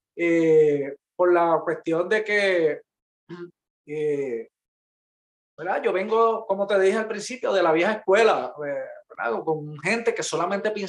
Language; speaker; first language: Spanish; native; Spanish